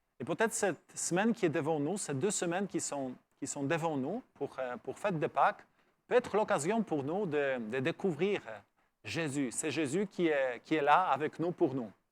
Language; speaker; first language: French; non-native, fluent; Polish